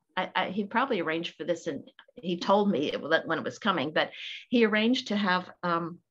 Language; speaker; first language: English; native; English